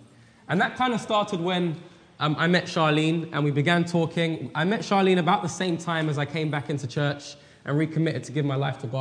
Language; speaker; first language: English; native; English